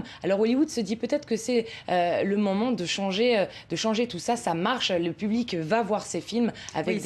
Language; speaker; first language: French; native; French